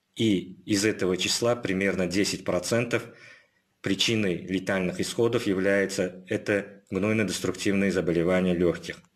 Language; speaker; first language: Russian; non-native, local second language; Uzbek